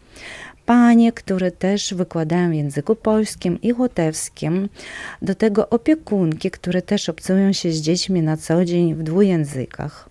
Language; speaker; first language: Polish; non-native, local second language; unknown